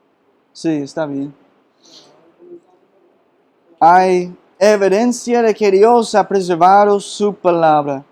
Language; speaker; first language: Spanish; non-native, fluent; English